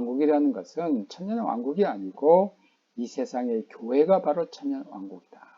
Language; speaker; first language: Korean; native; Korean